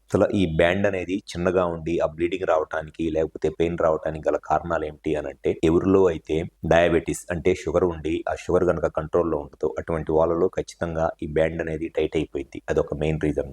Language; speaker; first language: Telugu; native; Telugu